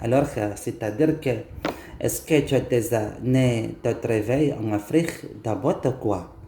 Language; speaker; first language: French; non-native, learner; Indonesian